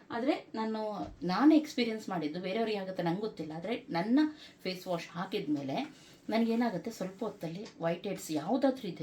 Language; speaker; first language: Kannada; non-native, local second language; Konkani